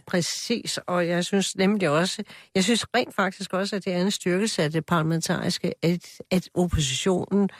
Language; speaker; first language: Danish; native; Danish